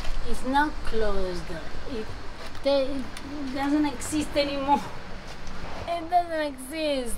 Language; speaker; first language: English; non-native, fluent; Italian